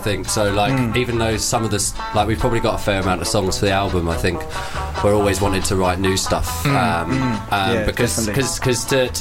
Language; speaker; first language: English; native; English